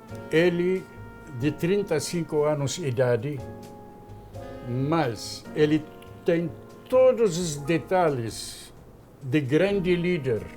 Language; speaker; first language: Portuguese; non-native, fluent; Arabic